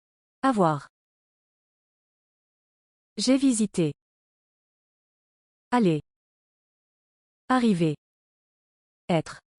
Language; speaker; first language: French; non-native, learner; English